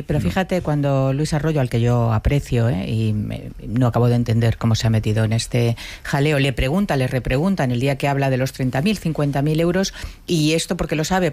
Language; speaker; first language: Spanish; native; Spanish